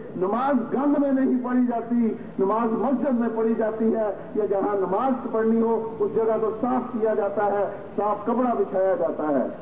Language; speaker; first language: Urdu; non-native, local second language; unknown